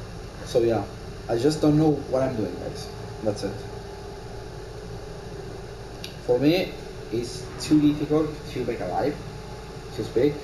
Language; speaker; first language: English; non-native, learner; Italian